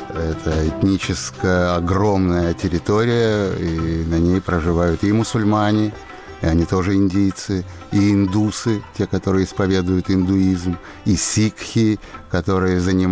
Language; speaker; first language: Russian; native; Russian